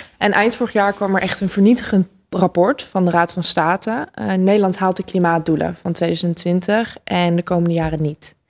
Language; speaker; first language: Dutch; native; Dutch